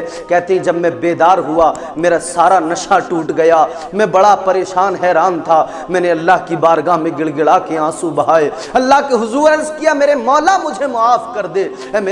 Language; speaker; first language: Urdu; native; Urdu